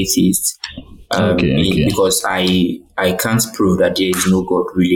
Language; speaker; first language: English; non-native, local second language; Yoruba